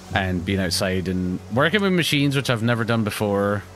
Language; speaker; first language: English; native; English